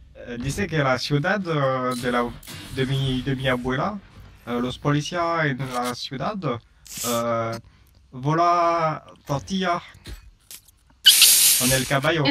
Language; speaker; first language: Spanish; non-native, learner; French